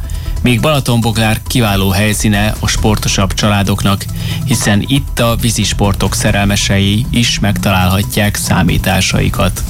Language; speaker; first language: Hungarian; native; Hungarian